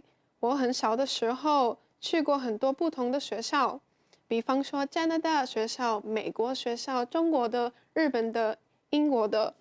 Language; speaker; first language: Chinese; non-native, fluent; Japanese